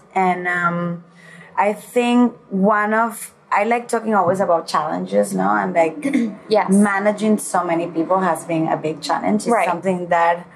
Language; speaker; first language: English; early bilingual, other home language; Spanish